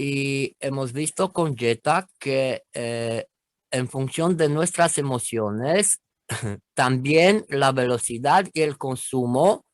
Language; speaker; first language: Spanish; non-native, fluent; Romanian